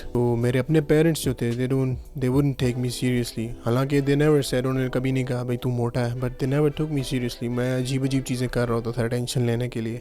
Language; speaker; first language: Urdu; non-native, local second language; Punjabi